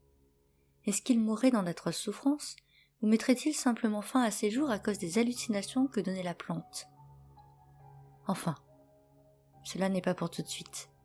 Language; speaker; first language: French; native; French